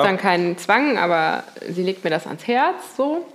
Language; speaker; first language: German; native; German